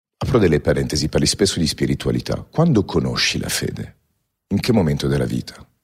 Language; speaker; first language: Italian; native; Italian